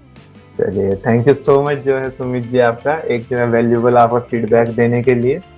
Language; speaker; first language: Hindi; native; Hindi